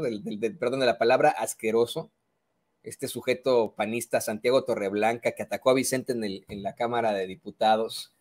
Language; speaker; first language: Spanish; native; Spanish